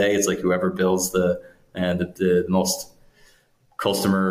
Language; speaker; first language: English; native; English